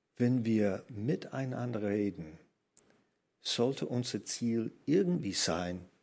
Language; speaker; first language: German; non-native, fluent; English